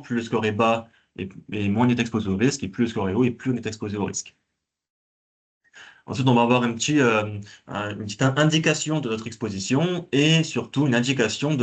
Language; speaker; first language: French; native; French